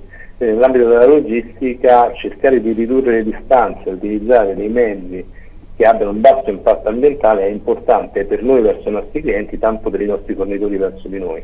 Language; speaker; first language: Italian; native; Italian